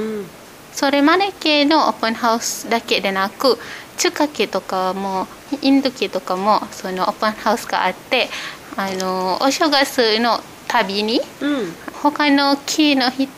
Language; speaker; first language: Japanese; non-native, fluent; Malay